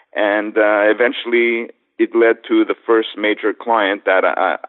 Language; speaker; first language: English; native; English